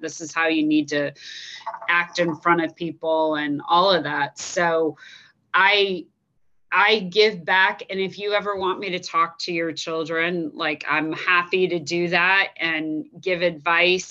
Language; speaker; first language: English; native; English